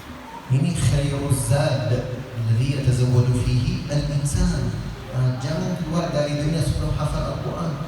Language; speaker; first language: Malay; non-native, learner; Arabic